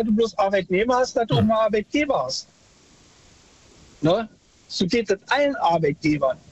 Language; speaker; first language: German; native; German